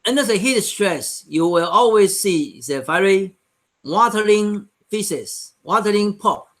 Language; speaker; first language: English; non-native, learner; Chinese